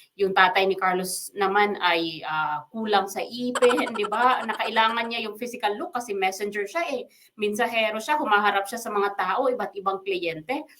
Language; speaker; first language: Filipino; non-native, local second language; Waray